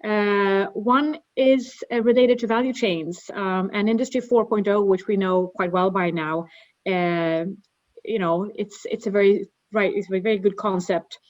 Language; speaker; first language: English; non-native, fluent; Swedish